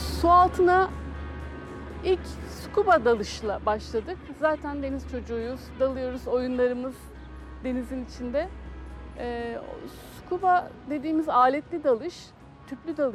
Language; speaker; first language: Turkish; native; Turkish